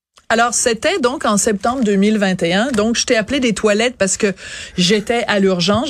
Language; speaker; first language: French; native; French